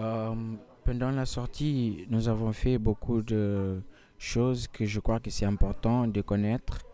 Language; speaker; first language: French; non-native, learner; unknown